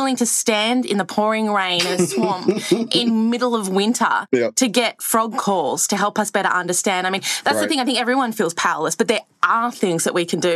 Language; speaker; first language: English; native; English